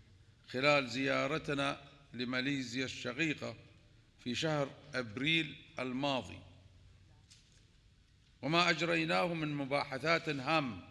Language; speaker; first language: Arabic; native; Arabic